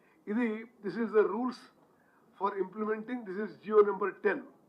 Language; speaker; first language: Telugu; native; Telugu